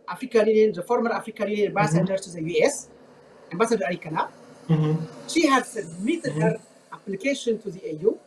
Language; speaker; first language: English; non-native, fluent; Amharic